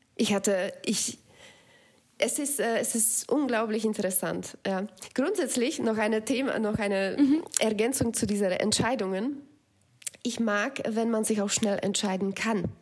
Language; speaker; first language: German; non-native, fluent; Slovak